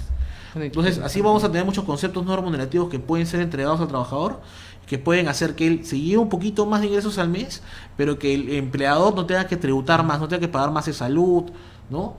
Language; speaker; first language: Spanish; native; Spanish